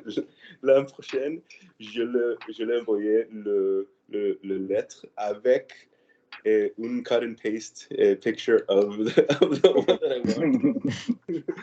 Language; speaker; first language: French; non-native, learner; Spanish